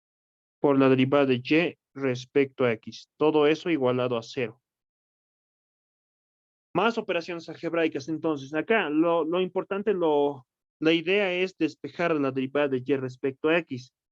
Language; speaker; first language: Spanish; native; Spanish